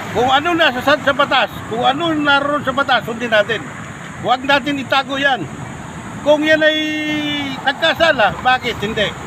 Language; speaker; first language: Filipino; native; Filipino